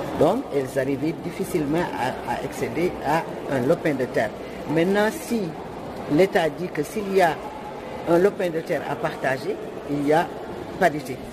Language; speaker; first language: French; non-native, local second language; Wolof